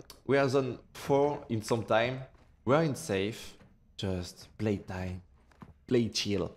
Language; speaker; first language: English; non-native, learner; French